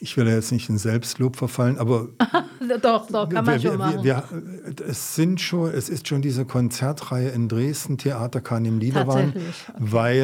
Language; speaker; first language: German; native; German